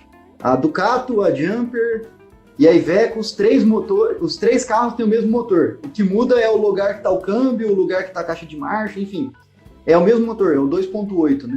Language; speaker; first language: Portuguese; native; Portuguese